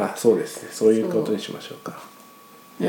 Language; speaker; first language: Japanese; native; Japanese